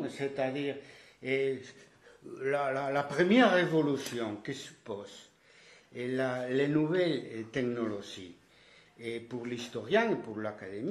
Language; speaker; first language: French; non-native, fluent; Spanish